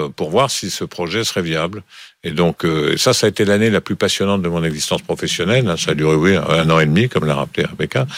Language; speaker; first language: French; native; French